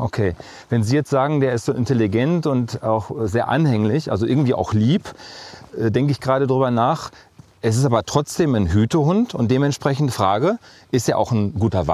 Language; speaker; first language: German; native; German